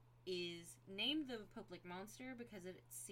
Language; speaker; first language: English; native; English